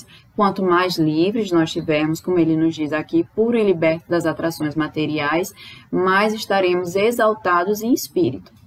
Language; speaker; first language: Portuguese; native; Portuguese